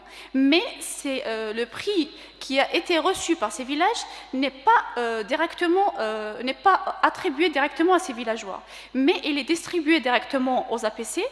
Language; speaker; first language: French; non-native, local second language; Kabyle